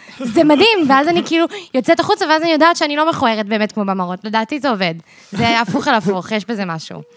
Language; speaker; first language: Hebrew; early bilingual, other home language; English